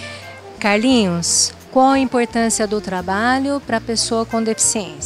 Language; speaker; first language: Portuguese; native; Portuguese